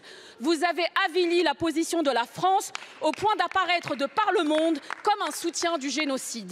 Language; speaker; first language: French; native; French